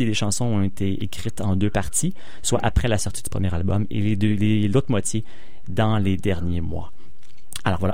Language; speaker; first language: French; native; French